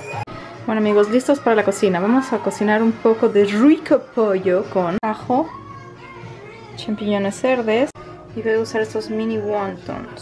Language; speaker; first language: Spanish; native; Spanish